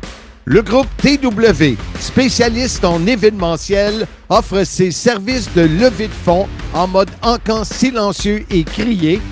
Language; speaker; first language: French; native; French